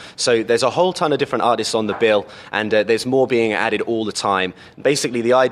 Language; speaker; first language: English; native; English